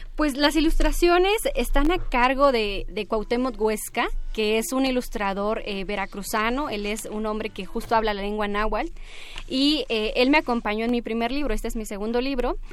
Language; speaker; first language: Spanish; native; Spanish